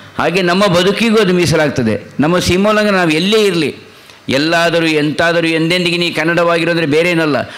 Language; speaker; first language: Kannada; non-native, local second language; Tulu